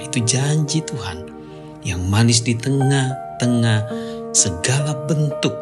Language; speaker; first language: Indonesian; native; Indonesian